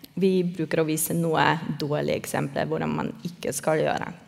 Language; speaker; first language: Norwegian; non-native, fluent; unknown